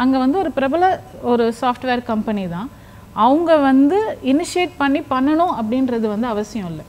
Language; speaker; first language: Tamil; native; Tamil